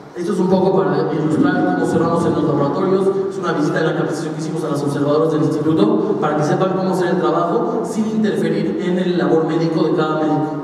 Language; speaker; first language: Spanish; native; Spanish